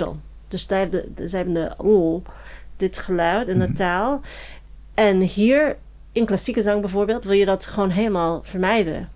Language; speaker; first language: Dutch; non-native, fluent; English